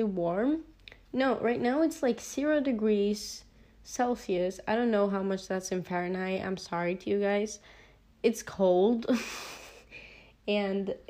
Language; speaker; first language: English; non-native, fluent; Norwegian